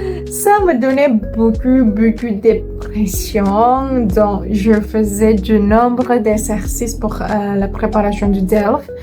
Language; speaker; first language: French; non-native, learner; Indonesian